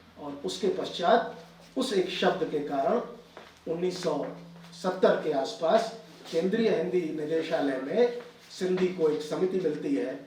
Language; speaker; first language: Hindi; native; Hindi